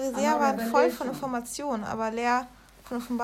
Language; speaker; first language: German; native; German